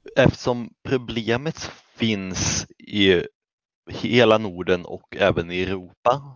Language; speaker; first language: Swedish; native; Swedish